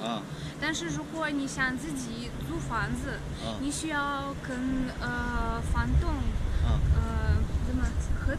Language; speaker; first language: Chinese; non-native, fluent; Russian